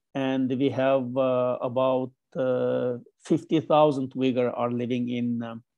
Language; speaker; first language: English; non-native, learner; Chinese